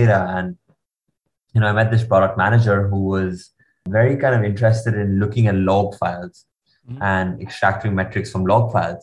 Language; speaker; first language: English; non-native, local second language; Hindi